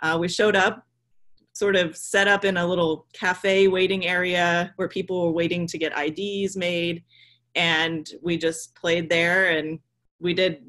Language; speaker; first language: English; native; English